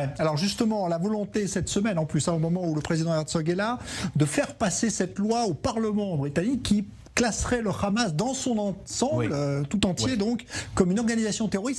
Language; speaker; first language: French; native; French